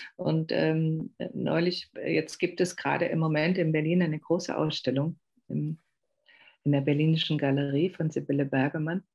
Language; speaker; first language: German; native; German